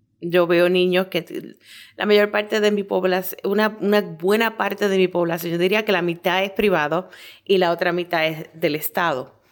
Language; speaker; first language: Spanish; native; Spanish